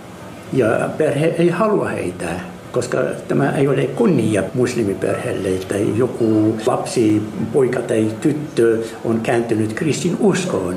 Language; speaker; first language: Finnish; non-native, fluent; Arabic